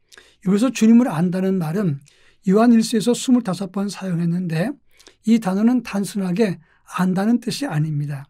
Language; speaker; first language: Korean; native; Korean